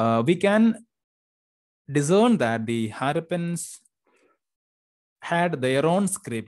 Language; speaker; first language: English; non-native, local second language; Malayalam